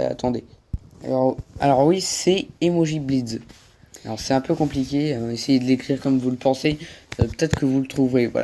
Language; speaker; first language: French; native; French